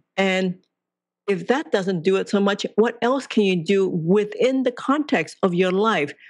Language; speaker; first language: English; non-native, local second language; Cantonese